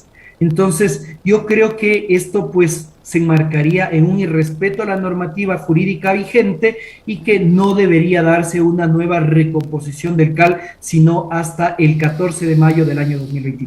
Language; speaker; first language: Spanish; native; Spanish